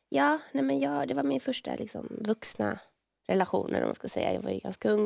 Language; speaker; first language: Swedish; native; Swedish